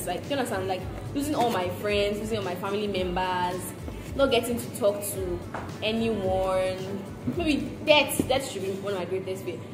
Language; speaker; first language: English; non-native, local second language; Yoruba